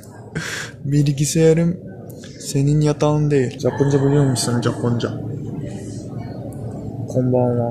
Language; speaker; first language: Turkish; non-native, fluent; Japanese